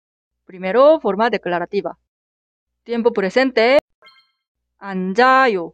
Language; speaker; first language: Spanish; non-native, fluent; Korean